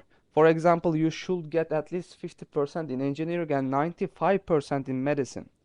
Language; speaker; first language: English; non-native, fluent; Turkish